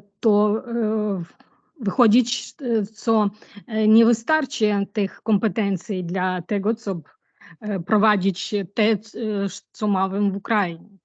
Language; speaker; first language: Polish; non-native, learner; Ukrainian